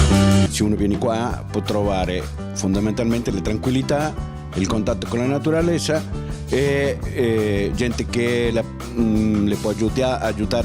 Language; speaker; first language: Italian; non-native, fluent; Spanish